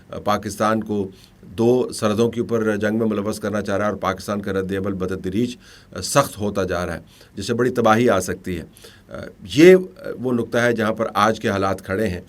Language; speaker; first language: Urdu; native; Urdu